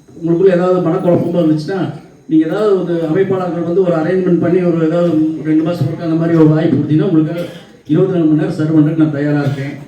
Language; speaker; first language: Tamil; native; Tamil